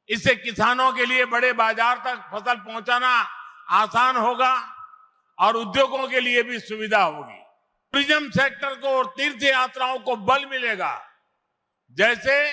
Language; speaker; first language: Hindi; non-native, local second language; Gujarati